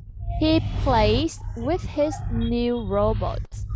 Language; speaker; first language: English; non-native, fluent; Vietnamese